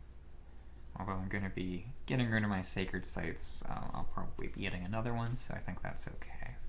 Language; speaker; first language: English; native; English